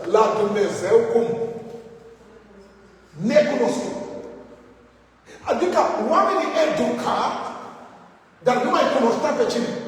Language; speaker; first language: Romanian; non-native, learner; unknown